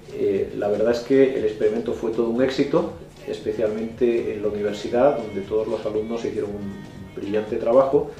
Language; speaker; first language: Spanish; native; Spanish